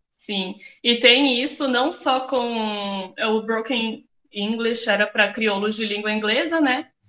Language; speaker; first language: Portuguese; native; Portuguese